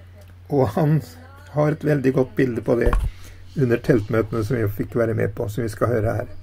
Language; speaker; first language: Norwegian; native; Norwegian